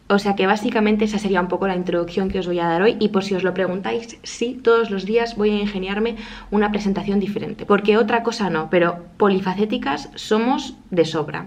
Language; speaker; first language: Spanish; native; Spanish